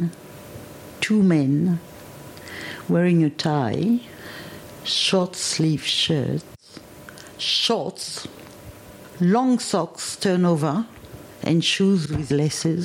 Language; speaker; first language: English; non-native, fluent; French